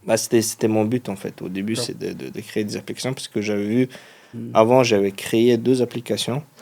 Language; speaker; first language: French; non-native, fluent; Ingush